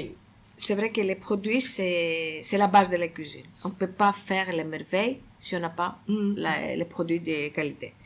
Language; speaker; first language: French; non-native, fluent; Greek